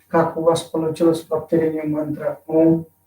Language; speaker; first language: Russian; non-native, fluent; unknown